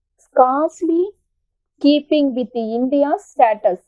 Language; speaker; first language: English; non-native, local second language; Tamil